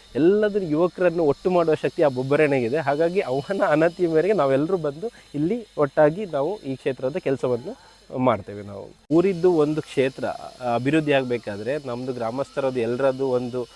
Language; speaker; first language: Kannada; non-native, local second language; Tulu